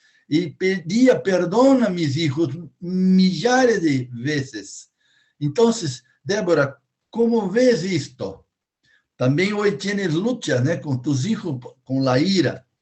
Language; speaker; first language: Spanish; non-native, fluent; Portuguese